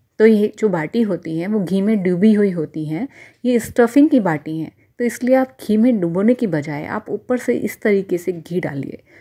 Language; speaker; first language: Hindi; native; Hindi